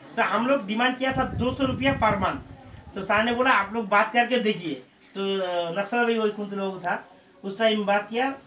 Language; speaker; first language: Hindi; non-native, local second language; Bangla